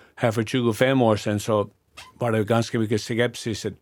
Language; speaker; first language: Swedish; non-native, fluent; English